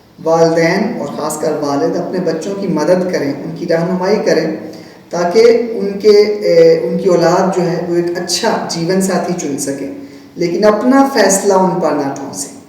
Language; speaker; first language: Urdu; non-native, local second language; Punjabi